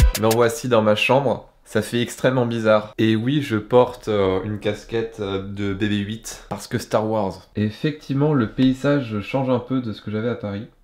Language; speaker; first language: French; native; French